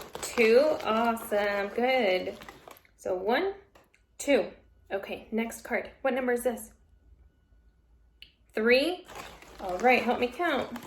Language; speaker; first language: English; native; English